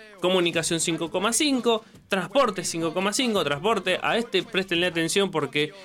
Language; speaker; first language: Spanish; native; Spanish